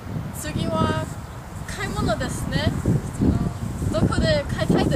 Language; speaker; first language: Japanese; non-native, learner; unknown